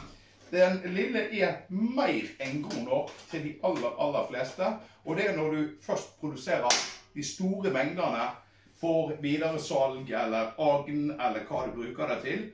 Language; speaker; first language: Norwegian; native; Norwegian